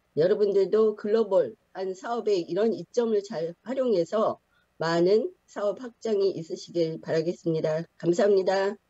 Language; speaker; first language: Korean; native; Korean